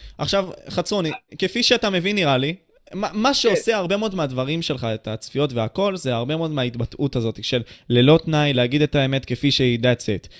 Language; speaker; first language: Hebrew; native; Hebrew